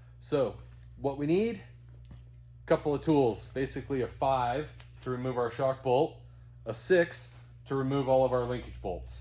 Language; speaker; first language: English; native; English